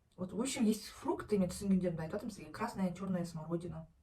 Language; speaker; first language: Russian; non-native, local second language; Kazakh